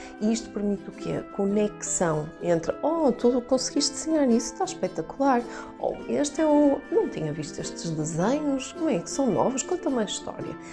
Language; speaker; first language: Portuguese; native; Portuguese